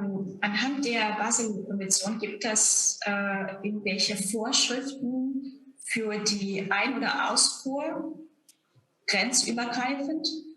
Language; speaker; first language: German; non-native, fluent; Russian